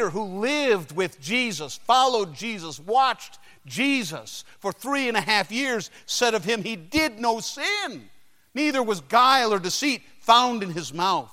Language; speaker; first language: English; native; English